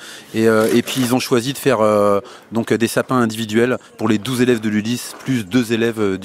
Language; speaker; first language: French; native; French